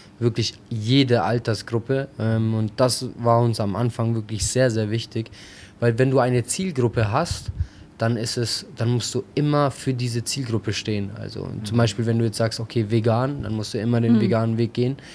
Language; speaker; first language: German; early bilingual, other home language; Albanian